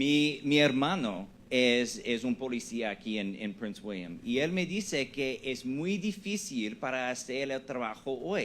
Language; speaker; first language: Spanish; non-native, fluent; English